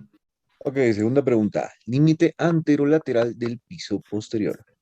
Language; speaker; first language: Spanish; native; Spanish